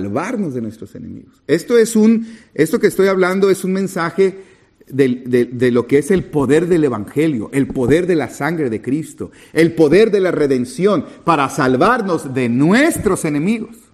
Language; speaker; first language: Spanish; native; Spanish